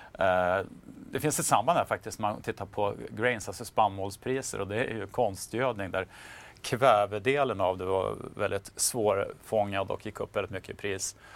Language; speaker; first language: Swedish; native; Swedish